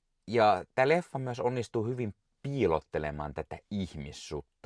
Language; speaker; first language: Finnish; native; Finnish